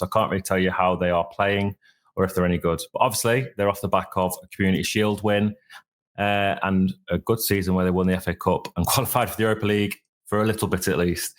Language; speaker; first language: English; native; English